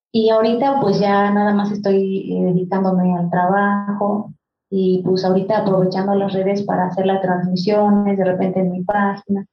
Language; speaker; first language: Spanish; non-native, local second language; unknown